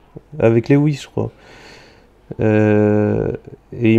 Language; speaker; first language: French; native; French